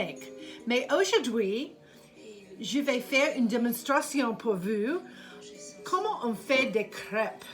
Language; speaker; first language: French; non-native, fluent; English